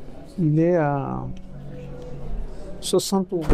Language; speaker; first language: French; non-native, fluent; Spanish